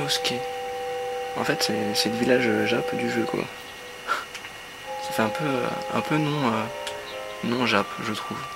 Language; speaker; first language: French; native; French